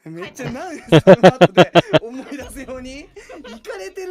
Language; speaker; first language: Japanese; native; Japanese